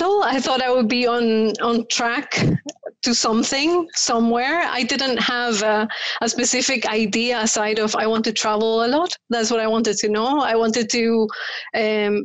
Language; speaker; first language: English; non-native, fluent; Spanish